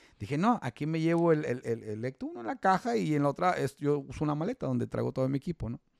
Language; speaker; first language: Spanish; native; Spanish